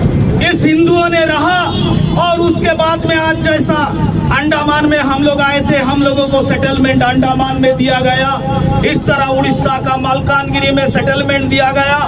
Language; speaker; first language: Hindi; non-native, local second language; Bangla